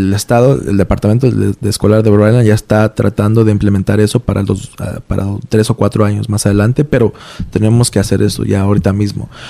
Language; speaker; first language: Spanish; early bilingual, heritage; Spanish